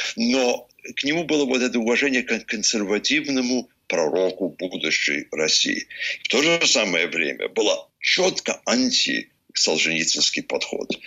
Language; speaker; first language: Russian; early bilingual, heritage; English